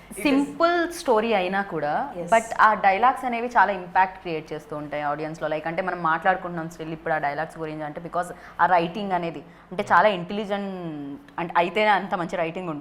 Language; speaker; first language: Telugu; native; Telugu